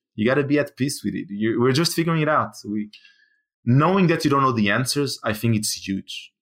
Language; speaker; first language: English; non-native, fluent; Portuguese